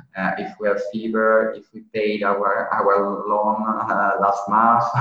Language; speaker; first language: English; non-native, fluent; Italian